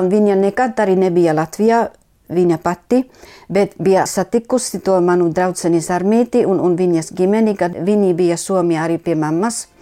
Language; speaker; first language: Latvian; non-native, fluent; Finnish